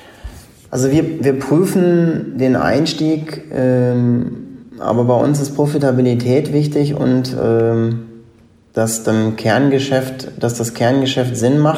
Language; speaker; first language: German; native; German